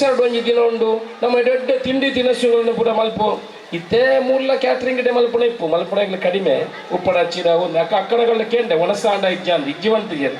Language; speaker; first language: Kannada; native; Kannada